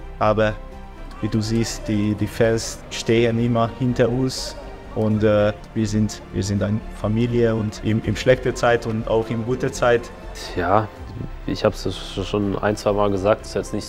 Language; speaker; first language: German; non-native, learner; Hungarian